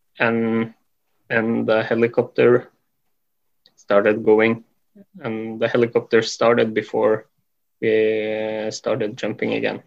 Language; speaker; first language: English; non-native, fluent; Norwegian